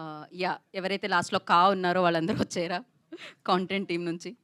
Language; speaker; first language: Telugu; native; Telugu